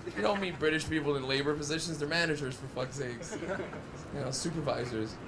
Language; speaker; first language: English; native; English